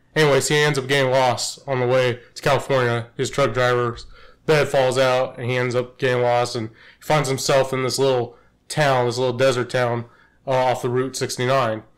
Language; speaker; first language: English; native; English